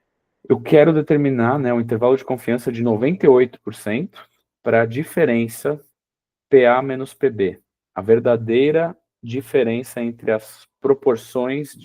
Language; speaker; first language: Portuguese; native; Portuguese